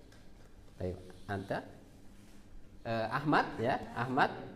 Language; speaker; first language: Arabic; non-native, fluent; Indonesian